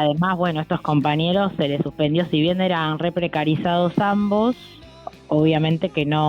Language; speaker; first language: Spanish; native; Spanish